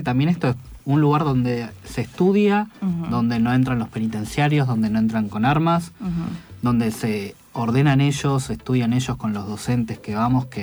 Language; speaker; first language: Spanish; native; Spanish